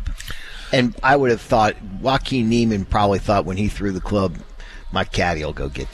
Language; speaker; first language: English; native; English